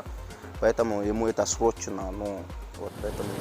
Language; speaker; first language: Russian; non-native, learner; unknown